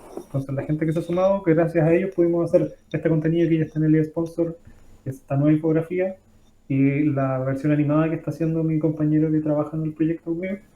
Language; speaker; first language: Spanish; native; Spanish